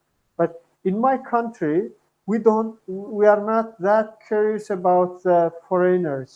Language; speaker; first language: English; non-native, fluent; Turkmen